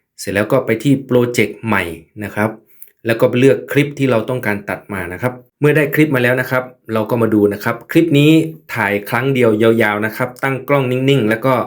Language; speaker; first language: Thai; native; Thai